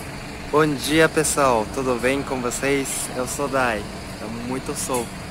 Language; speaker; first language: Portuguese; non-native, learner; Japanese